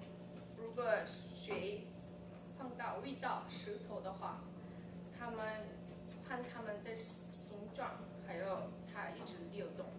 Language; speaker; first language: Chinese; early bilingual, heritage; English